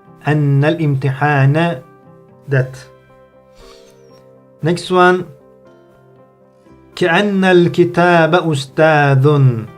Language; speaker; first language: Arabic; non-native, fluent; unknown